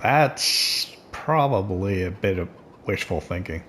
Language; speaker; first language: English; native; English